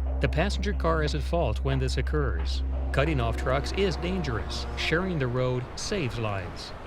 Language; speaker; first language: English; native; English